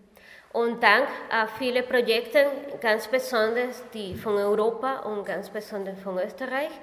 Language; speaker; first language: German; non-native, fluent; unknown